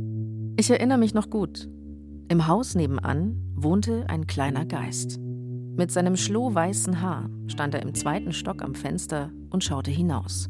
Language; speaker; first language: German; native; German